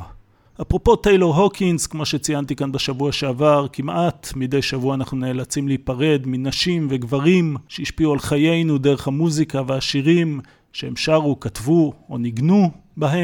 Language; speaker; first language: Hebrew; native; Hebrew